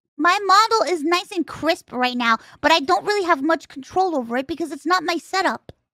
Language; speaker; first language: English; early bilingual, other home language; Spanish